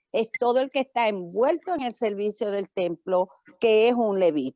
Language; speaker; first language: Spanish; native; Spanish